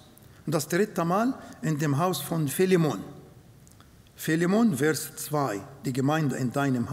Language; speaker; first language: German; non-native, fluent; Arabic